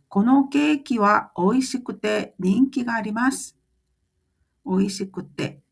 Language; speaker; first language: Japanese; non-native, fluent; Korean